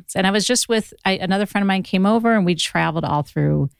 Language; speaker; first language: English; native; English